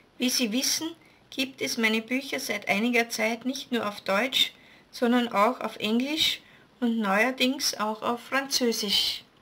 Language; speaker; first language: German; native; German